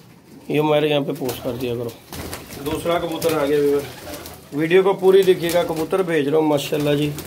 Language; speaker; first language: Hindi; non-native, local second language; Punjabi